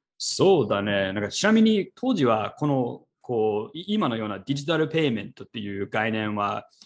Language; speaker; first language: Japanese; non-native, fluent; English